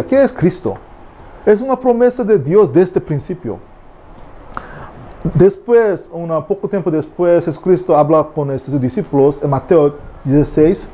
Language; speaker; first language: Spanish; non-native, learner; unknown